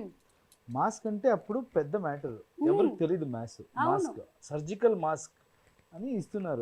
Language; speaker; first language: Telugu; non-native, learner; Kannada